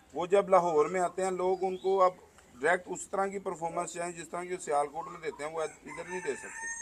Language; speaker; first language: Urdu; non-native, local second language; Punjabi